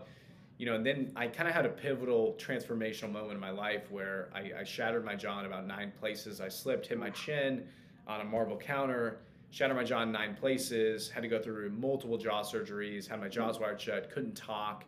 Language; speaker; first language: English; native; English